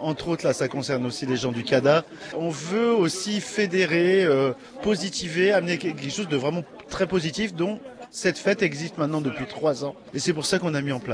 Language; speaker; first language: French; native; French